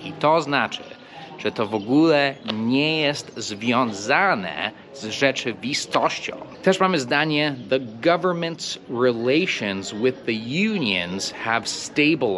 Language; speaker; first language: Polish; non-native, fluent; English